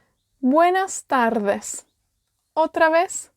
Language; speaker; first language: Spanish; non-native, learner; Welsh